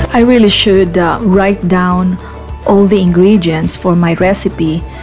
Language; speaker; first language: English; non-native, local second language; Filipino